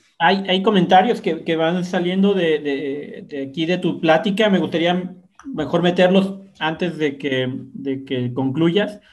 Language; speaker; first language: Spanish; native; Spanish